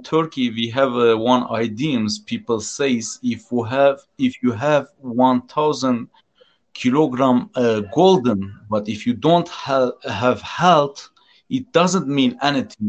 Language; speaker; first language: English; non-native, fluent; Turkish